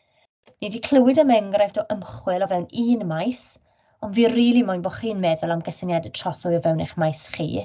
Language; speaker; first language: Welsh; native; Welsh